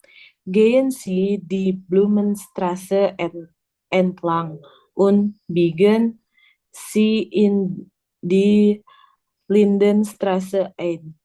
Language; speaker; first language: German; non-native, learner; Indonesian